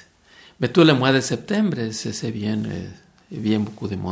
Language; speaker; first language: French; non-native, fluent; Spanish